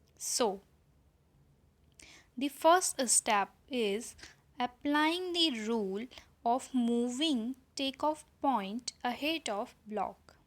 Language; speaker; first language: English; non-native, local second language; Hindi